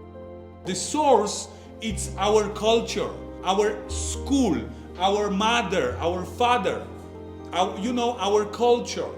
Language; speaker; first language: English; non-native, fluent; Polish